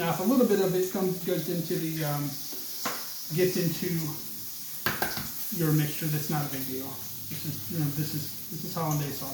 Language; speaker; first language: English; native; English